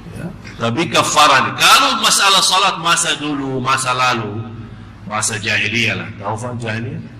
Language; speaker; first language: Malay; non-native, fluent; Arabic